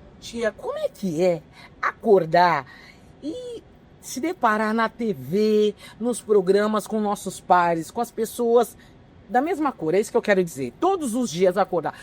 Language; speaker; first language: Portuguese; native; Portuguese